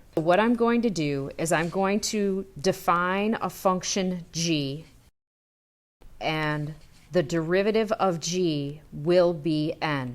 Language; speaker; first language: English; native; English